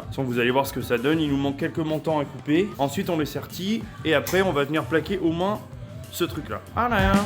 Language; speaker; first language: French; native; French